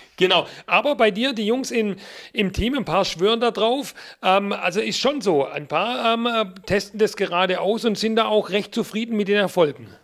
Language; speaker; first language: German; native; German